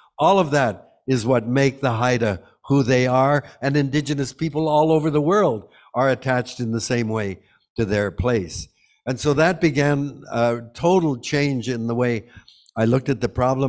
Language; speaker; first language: English; native; English